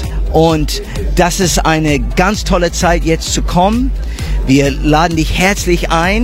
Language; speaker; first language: German; non-native, fluent; English